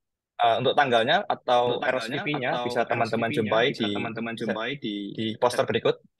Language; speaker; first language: Indonesian; native; Indonesian